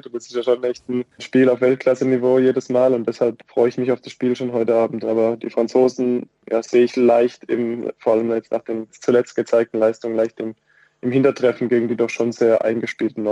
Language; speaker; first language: German; native; German